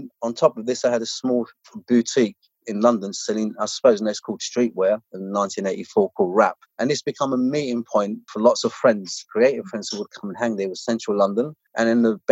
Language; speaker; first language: English; non-native, local second language; Arabic